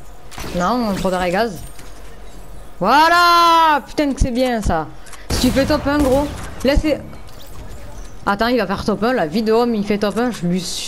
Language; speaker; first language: French; native; French